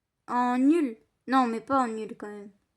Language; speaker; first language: French; native; French